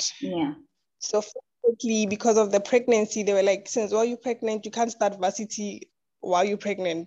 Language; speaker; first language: English; non-native, local second language; Tswana